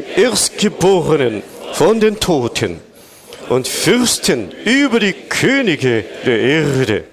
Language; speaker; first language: German; non-native, fluent; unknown